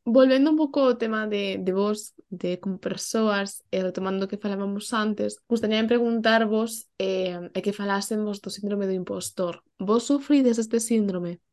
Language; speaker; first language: Galician; non-native, local second language; Spanish